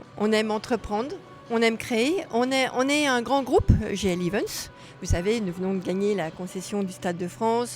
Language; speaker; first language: French; native; French